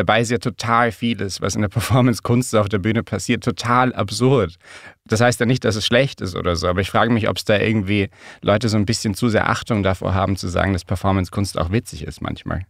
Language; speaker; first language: German; native; German